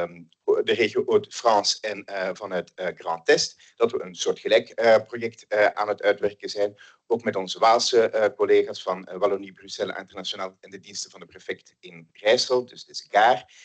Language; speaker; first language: Dutch; native; Dutch